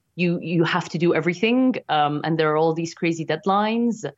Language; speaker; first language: English; non-native, fluent; Arabic